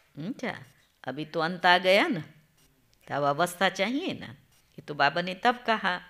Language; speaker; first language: Hindi; non-native, local second language; Gujarati